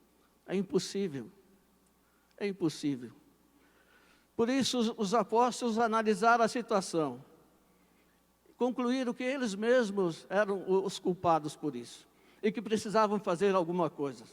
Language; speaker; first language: Portuguese; native; Portuguese